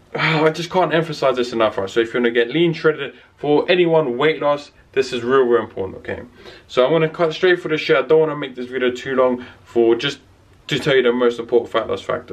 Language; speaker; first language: English; native; English